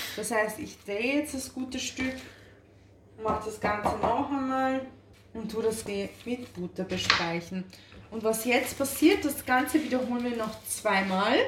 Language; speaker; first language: German; early bilingual, other home language; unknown